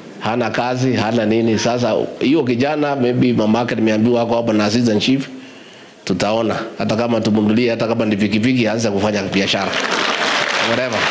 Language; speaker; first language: Swahili; non-native, local second language; Kikuyu